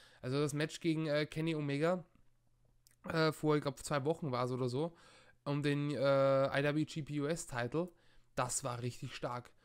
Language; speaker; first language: German; native; German